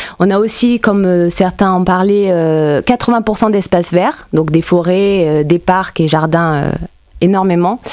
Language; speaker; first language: French; native; French